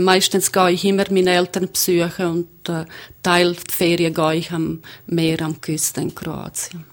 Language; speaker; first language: German; non-native, learner; Croatian